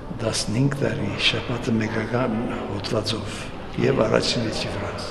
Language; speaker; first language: Armenian; early bilingual, heritage; Armenian